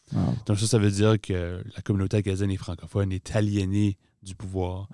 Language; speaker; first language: French; native; French